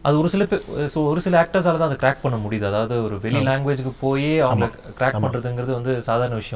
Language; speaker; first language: Tamil; native; Tamil